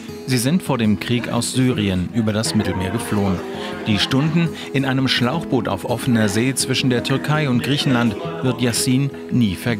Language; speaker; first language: German; native; German